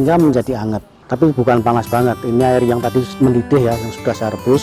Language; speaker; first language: Indonesian; native; Indonesian